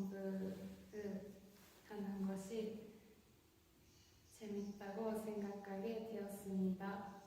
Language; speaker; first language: Korean; non-native, fluent; Japanese